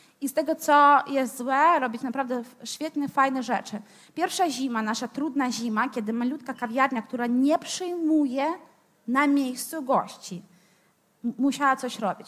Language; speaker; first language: Polish; non-native, fluent; Ukrainian